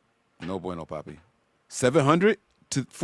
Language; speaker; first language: English; native; English